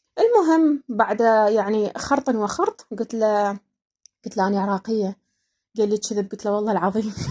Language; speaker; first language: Arabic; native; Arabic